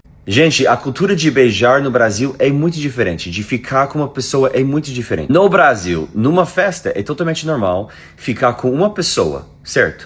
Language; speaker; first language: Portuguese; non-native, fluent; English